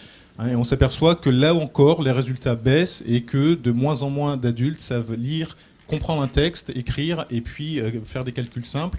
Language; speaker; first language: French; native; French